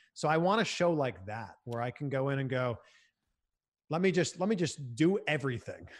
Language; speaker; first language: English; native; English